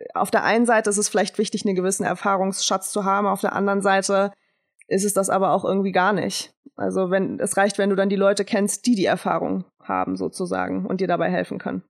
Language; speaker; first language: German; early bilingual, other home language; Turkish